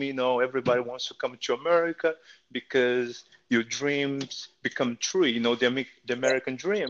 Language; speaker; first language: English; non-native, fluent; Portuguese